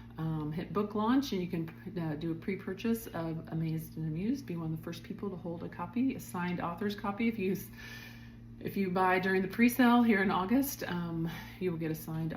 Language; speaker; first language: English; native; English